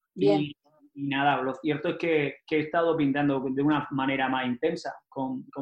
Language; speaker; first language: Spanish; native; Spanish